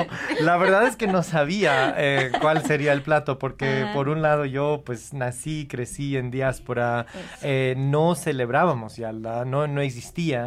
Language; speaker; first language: Spanish; early bilingual, heritage; Spanish